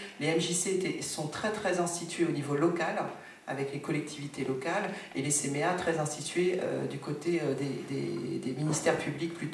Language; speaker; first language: French; native; French